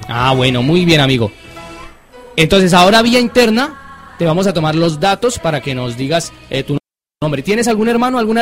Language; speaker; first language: Spanish; native; Spanish